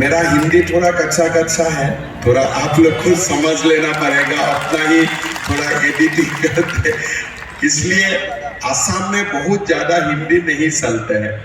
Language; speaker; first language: Hindi; non-native, local second language; Assamese